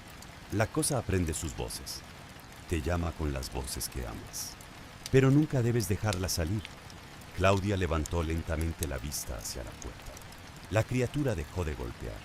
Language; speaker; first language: Spanish; native; Spanish